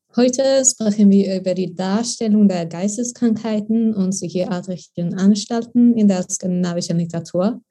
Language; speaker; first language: German; non-native, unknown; Swedish